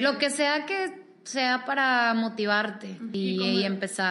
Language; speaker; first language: Spanish; native; Spanish